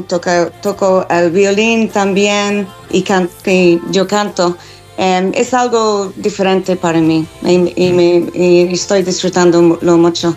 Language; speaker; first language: Spanish; non-native, learner; English